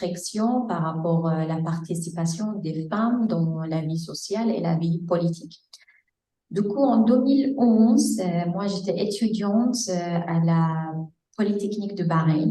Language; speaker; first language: French; non-native, fluent; Arabic